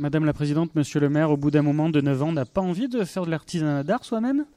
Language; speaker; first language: French; native; French